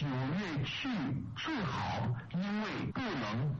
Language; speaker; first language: Chinese; non-native, learner; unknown